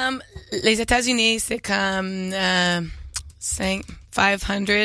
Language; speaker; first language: French; non-native, learner; English